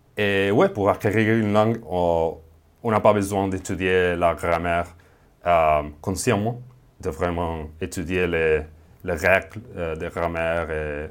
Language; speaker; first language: French; non-native, fluent; Spanish